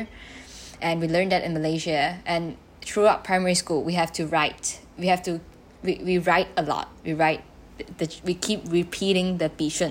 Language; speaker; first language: English; non-native, local second language; Chinese